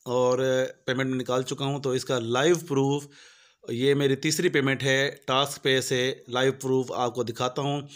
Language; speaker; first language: Urdu; non-native, local second language; Punjabi